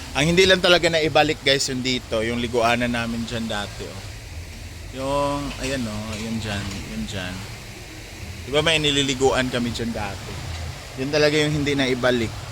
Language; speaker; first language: Filipino; non-native, local second language; Cebuano